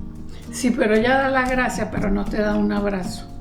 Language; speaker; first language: Spanish; native; Spanish